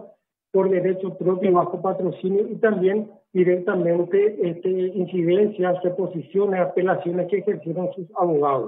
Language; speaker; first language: Spanish; native; Spanish